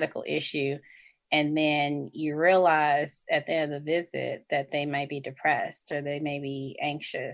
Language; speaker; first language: English; native; English